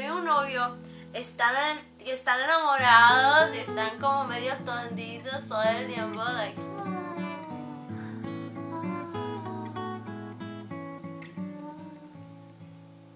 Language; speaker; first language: Spanish; early bilingual, heritage; Spanish